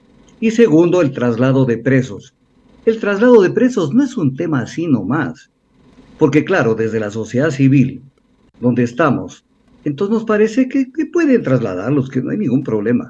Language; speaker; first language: Spanish; native; Spanish